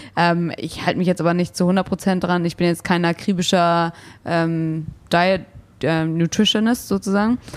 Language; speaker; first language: German; early bilingual, other home language; English